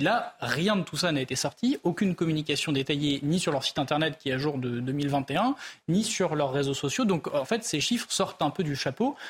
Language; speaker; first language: French; native; French